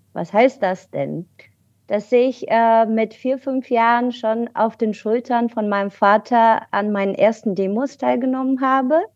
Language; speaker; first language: German; non-native, fluent; Bulgarian